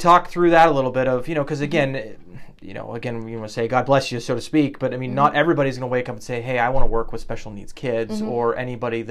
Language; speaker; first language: English; native; English